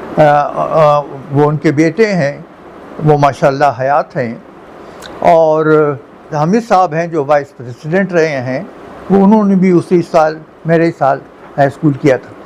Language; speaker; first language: Urdu; native; Urdu